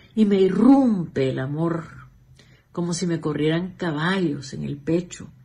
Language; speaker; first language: Spanish; native; Spanish